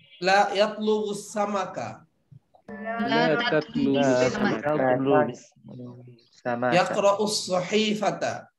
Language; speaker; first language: Arabic; non-native, fluent; Bangla